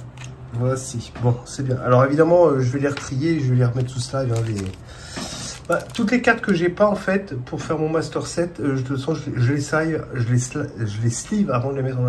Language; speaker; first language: French; native; French